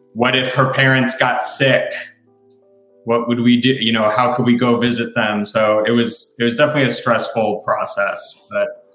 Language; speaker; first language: English; native; English